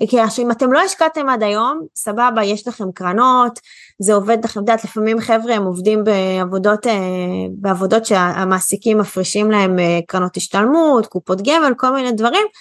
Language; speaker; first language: Hebrew; native; Hebrew